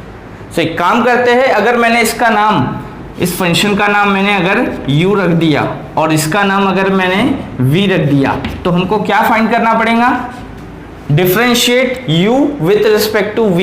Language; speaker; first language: Hindi; native; Hindi